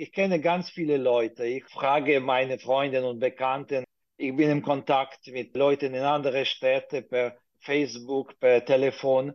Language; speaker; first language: German; non-native, fluent; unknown